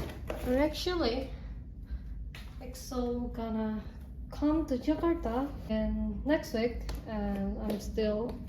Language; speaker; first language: English; non-native, learner; Indonesian